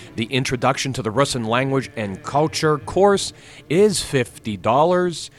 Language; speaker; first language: English; native; English